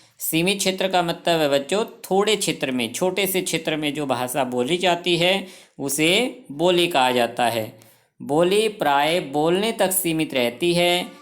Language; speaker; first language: Hindi; native; Hindi